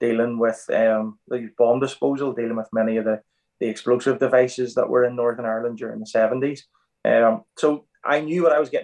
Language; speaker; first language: English; native; English